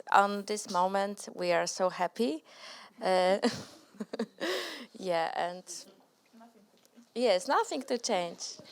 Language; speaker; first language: English; non-native, learner; Polish